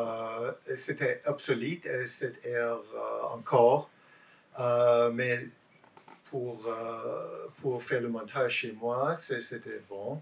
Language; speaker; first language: French; non-native, learner; English